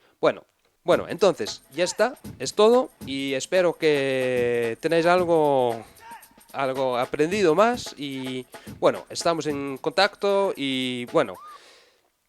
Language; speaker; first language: Spanish; non-native, fluent; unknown